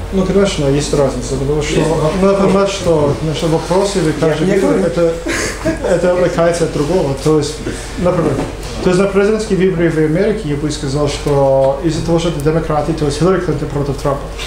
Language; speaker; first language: Russian; non-native, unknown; English